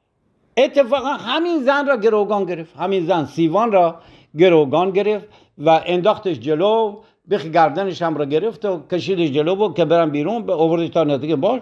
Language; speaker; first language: Persian; native; Persian